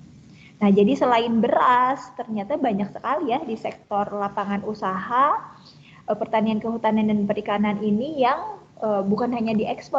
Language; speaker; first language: Indonesian; native; Indonesian